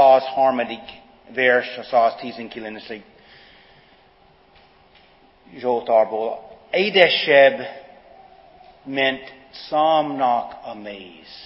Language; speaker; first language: Hungarian; non-native, fluent; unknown